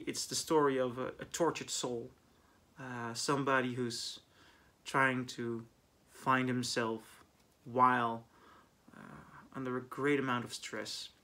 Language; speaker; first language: English; non-native, fluent; Dutch